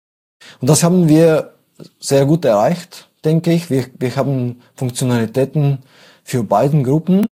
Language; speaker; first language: German; non-native, fluent; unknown